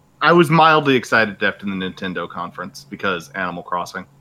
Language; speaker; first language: English; native; English